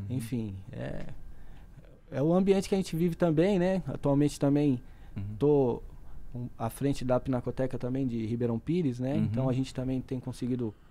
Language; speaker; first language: Portuguese; native; Portuguese